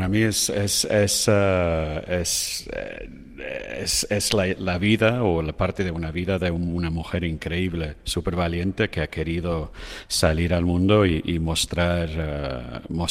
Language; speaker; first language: Spanish; non-native, fluent; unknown